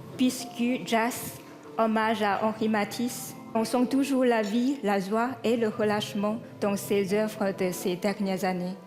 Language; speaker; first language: French; non-native, fluent; Chinese